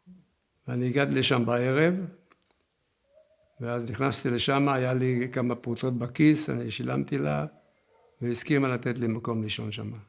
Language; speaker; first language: Hebrew; early bilingual, other home language; Yiddish